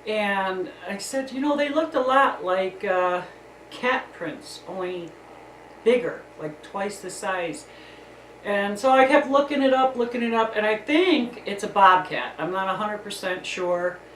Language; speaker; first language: English; native; English